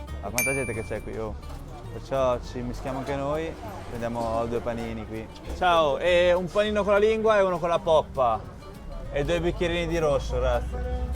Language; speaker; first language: Italian; early bilingual, other home language; Chinese